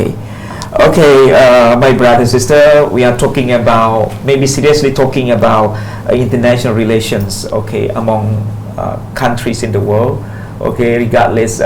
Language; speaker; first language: English; non-native, fluent; Pattani Malay